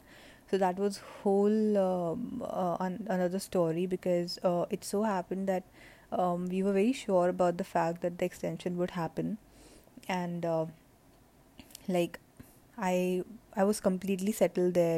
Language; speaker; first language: English; non-native, local second language; Hindi